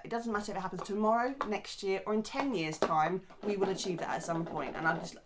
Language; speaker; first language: English; native; English